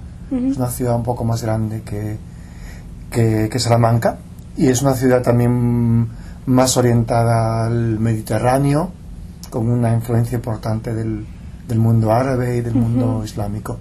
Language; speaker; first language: Spanish; non-native, local second language; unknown